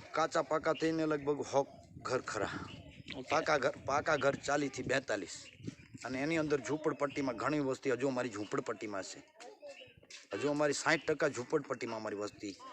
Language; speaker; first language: Gujarati; non-native, local second language; Kachhi